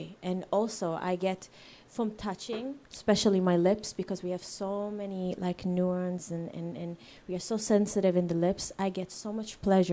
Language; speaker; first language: English; non-native, fluent; Hebrew